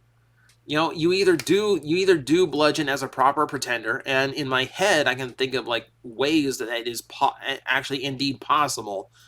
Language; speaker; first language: English; native; English